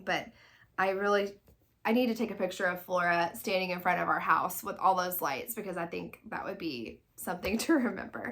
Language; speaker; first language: English; native; English